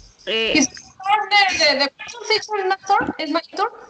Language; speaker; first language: English; non-native, learner; Spanish